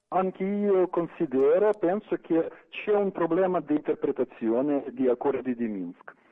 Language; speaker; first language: Italian; non-native, fluent; Ukrainian